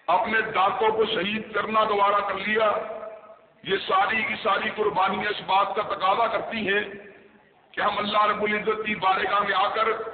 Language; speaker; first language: Urdu; non-native, local second language; Punjabi